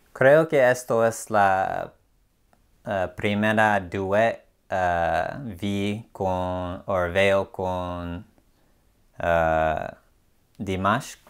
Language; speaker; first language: Spanish; non-native, learner; English